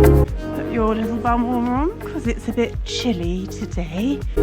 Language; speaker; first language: English; native; English